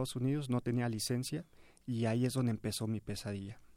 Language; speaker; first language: Spanish; early bilingual, heritage; Spanish